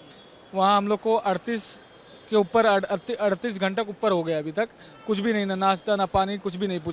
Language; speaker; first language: Hindi; native; Hindi